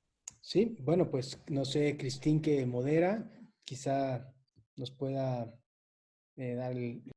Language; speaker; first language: Spanish; native; Spanish